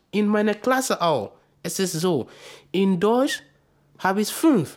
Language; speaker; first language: German; early bilingual, other home language; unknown